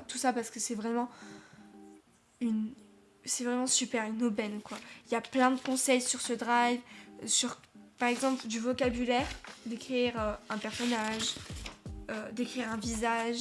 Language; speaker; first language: French; native; French